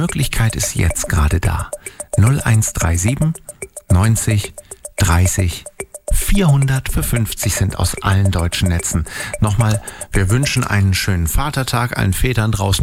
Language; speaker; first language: German; native; German